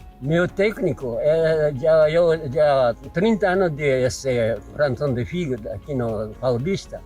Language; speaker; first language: Portuguese; non-native, learner; Japanese